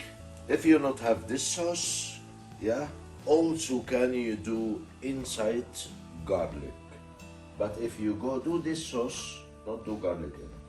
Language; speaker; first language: English; non-native, learner; Arabic